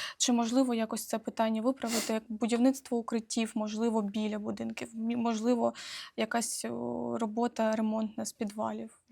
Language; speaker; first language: Ukrainian; native; Ukrainian